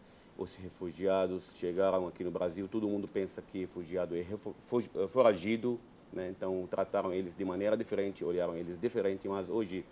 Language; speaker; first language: Portuguese; non-native, fluent; Arabic